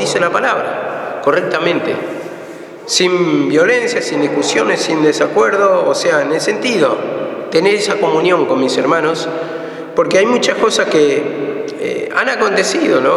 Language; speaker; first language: Spanish; native; Spanish